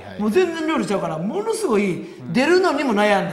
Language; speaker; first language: Japanese; native; Japanese